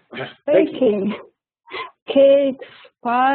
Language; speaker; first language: English; non-native, learner; Russian